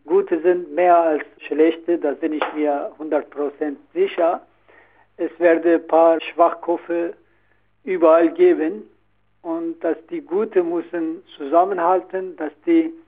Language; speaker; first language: German; non-native, learner; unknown